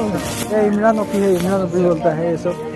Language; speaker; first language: Hindi; non-native, local second language; Assamese